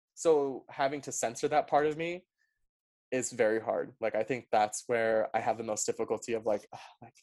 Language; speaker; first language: English; early bilingual, other home language; Spanish